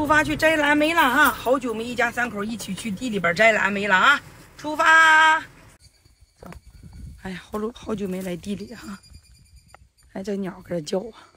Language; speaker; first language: Chinese; native; Chinese